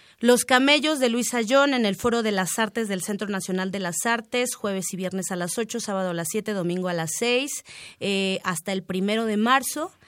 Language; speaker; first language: Spanish; native; Spanish